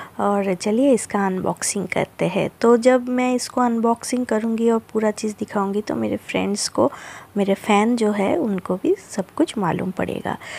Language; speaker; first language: Hindi; non-native, local second language; Bangla